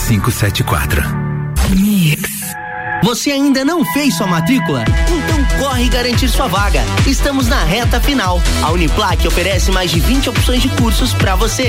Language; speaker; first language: Portuguese; native; Portuguese